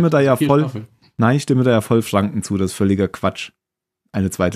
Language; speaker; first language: German; native; German